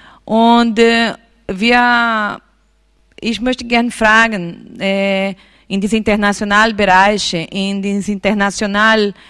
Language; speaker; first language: German; non-native, learner; Portuguese